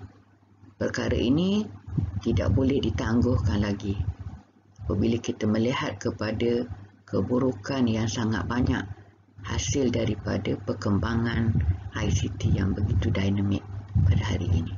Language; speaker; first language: Malay; native; Malay